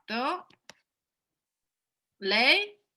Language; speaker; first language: Italian; non-native, fluent; English